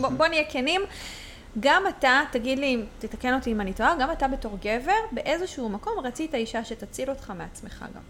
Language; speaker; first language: Hebrew; native; Hebrew